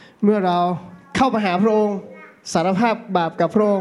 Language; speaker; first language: Thai; native; Thai